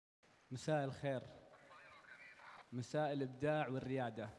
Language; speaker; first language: Arabic; native; Arabic